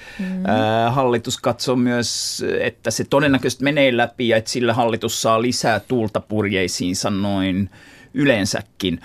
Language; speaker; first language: Finnish; native; Finnish